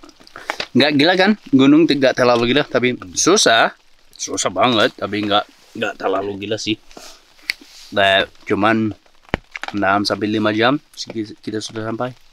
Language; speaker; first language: Indonesian; non-native, fluent; English